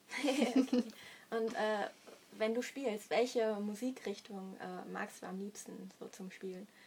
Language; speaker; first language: German; native; German